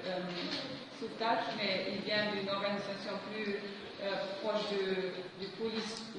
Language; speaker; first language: French; non-native, fluent; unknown